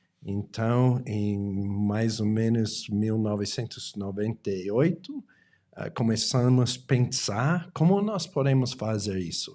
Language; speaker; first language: Portuguese; non-native, fluent; English